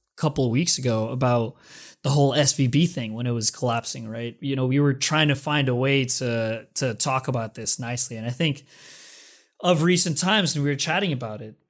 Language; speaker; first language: English; non-native, local second language; Filipino